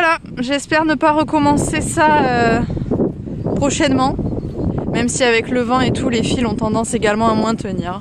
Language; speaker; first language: French; native; French